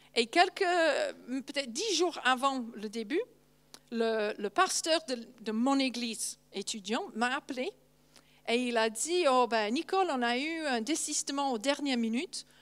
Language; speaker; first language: French; non-native, fluent; English